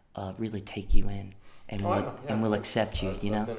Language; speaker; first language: English; native; English